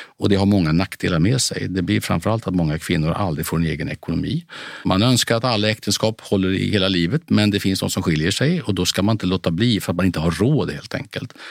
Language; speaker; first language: Swedish; native; Swedish